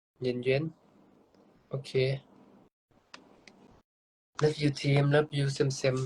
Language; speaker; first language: English; non-native, learner; Thai